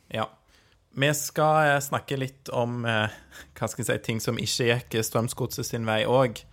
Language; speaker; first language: Norwegian; native; Norwegian